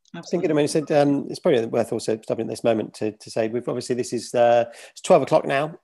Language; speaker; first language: English; native; English